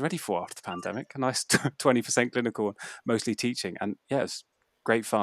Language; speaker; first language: English; native; English